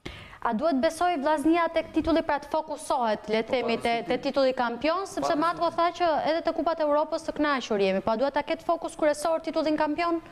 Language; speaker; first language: Albanian; native; Albanian